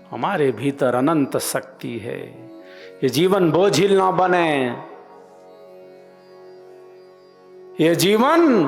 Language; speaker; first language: Hindi; native; Hindi